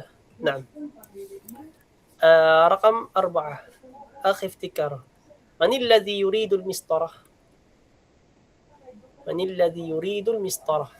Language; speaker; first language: Arabic; non-native, fluent; Filipino